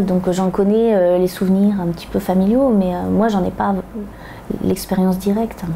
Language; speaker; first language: French; native; French